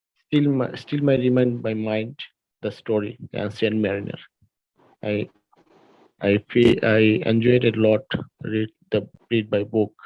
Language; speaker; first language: English; non-native, learner; Bangla